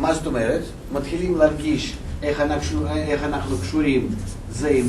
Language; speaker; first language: Hebrew; non-native, fluent; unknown